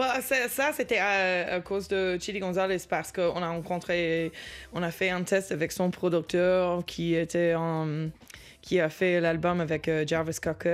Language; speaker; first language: French; non-native, learner; English